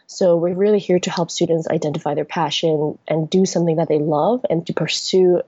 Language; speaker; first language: English; non-native, local second language; Cantonese